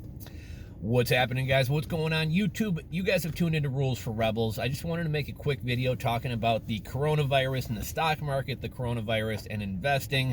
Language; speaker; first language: English; native; English